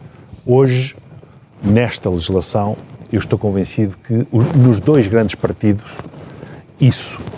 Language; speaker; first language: Portuguese; native; Portuguese